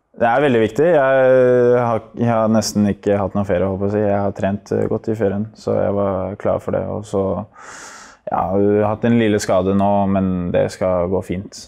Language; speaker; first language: Norwegian; native; Norwegian